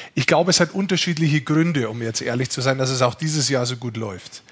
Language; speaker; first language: German; native; German